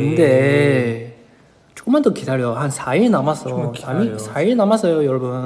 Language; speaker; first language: Korean; non-native, fluent; Chinese